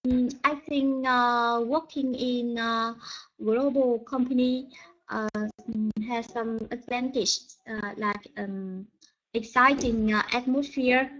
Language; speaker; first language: English; non-native, learner; Vietnamese